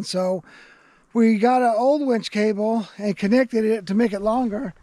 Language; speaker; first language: English; native; English